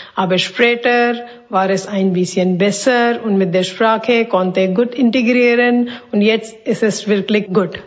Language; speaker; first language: German; non-native, fluent; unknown